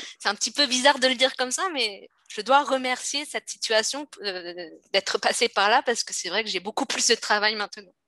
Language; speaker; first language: French; native; French